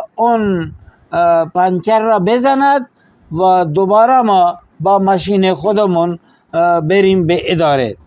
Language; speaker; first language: Persian; non-native, fluent; Urdu